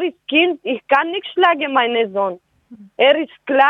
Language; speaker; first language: German; non-native, learner; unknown